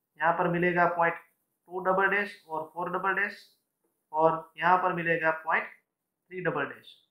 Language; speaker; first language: Hindi; non-native, local second language; Gujarati